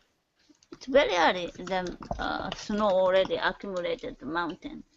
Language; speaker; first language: English; non-native, learner; Japanese